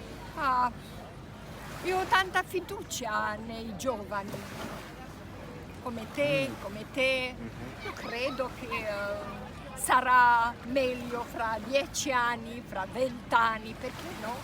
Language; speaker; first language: Italian; non-native, fluent; Romanian